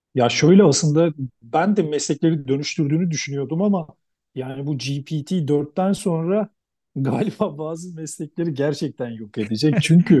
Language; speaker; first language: Turkish; native; Turkish